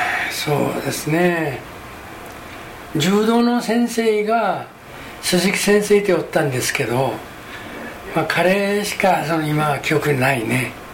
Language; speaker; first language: Japanese; non-native, local second language; Korean